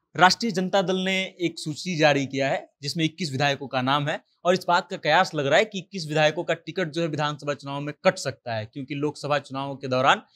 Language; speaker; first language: Hindi; native; Hindi